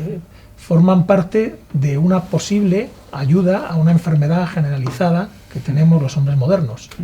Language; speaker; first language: Spanish; native; Spanish